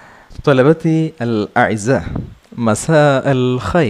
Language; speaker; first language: Arabic; non-native, fluent; Malayalam